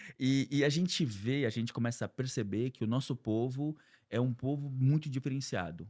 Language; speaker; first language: Portuguese; native; Portuguese